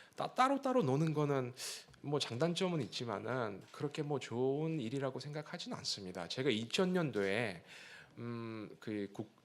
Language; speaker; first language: Korean; non-native, fluent; Russian